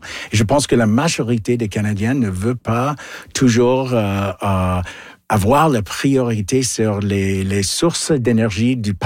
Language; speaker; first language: French; non-native, local second language; English